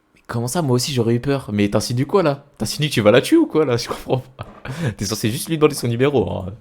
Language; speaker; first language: French; native; French